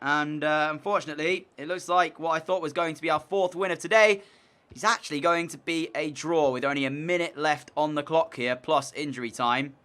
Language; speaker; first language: English; native; English